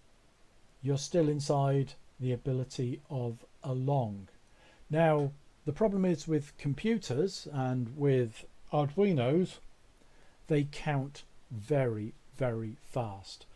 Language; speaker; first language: English; native; English